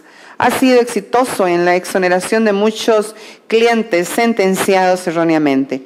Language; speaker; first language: Spanish; native; Spanish